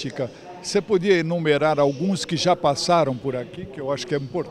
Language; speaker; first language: Portuguese; native; Portuguese